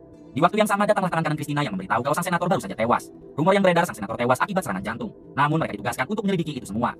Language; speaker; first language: Indonesian; native; Indonesian